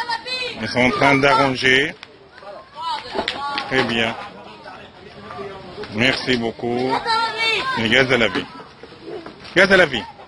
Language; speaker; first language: French; non-native, fluent; Arabic